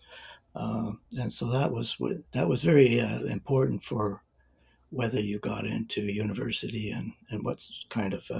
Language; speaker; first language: English; native; English